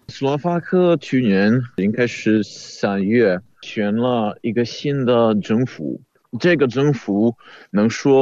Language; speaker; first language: Chinese; non-native, fluent; Czech